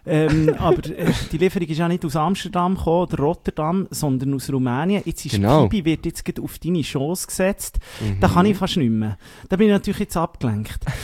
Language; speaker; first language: German; native; German